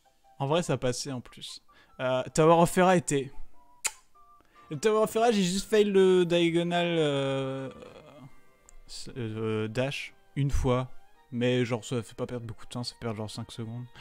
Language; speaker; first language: French; native; French